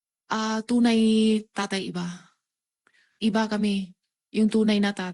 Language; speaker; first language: Filipino; non-native, learner; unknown